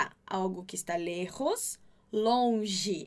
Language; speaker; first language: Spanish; non-native, fluent; Portuguese